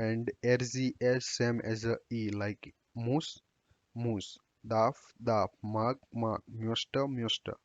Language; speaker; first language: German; non-native, fluent; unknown